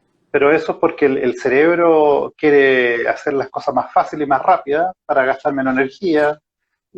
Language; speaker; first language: Spanish; native; Spanish